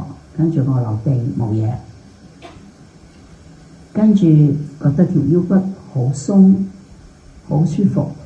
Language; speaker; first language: Cantonese; native; Cantonese